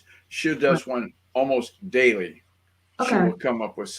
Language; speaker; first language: English; native; English